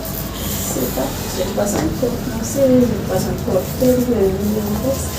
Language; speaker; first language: French; non-native, learner; Malagasy